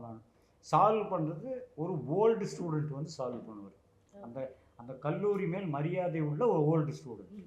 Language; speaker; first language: Tamil; native; Tamil